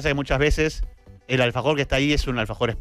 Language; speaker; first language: Spanish; native; Spanish